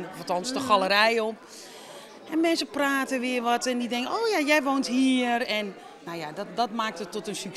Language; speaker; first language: Dutch; native; Dutch